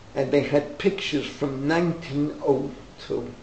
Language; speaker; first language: English; native; English